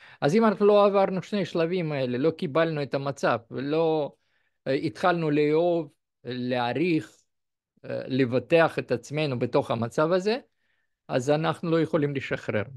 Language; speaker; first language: Hebrew; non-native, fluent; Russian